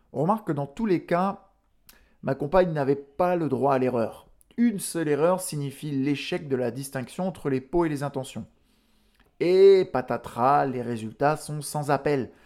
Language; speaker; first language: French; native; French